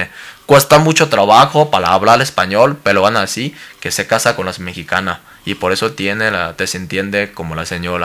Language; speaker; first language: Spanish; non-native, learner; Cantonese